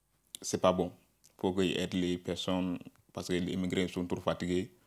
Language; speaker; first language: French; non-native, learner; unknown